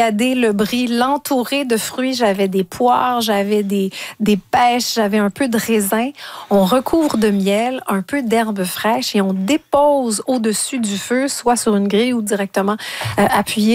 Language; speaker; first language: French; native; French